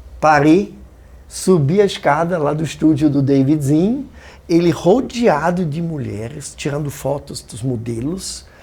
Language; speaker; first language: Portuguese; non-native, fluent; German